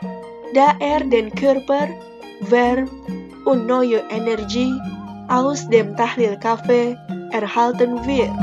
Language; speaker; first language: German; non-native, fluent; Indonesian